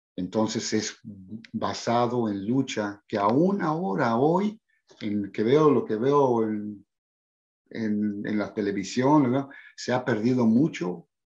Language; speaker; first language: Spanish; early bilingual, heritage; Spanish